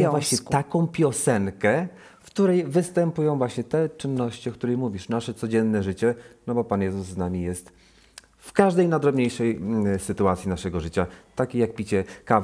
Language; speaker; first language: Polish; native; Polish